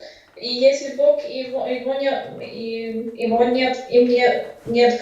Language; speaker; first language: Russian; non-native, fluent; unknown